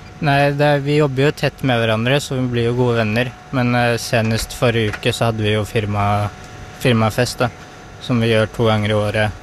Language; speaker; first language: Norwegian; native; Norwegian